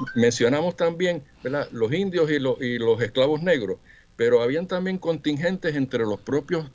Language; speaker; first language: Spanish; native; Spanish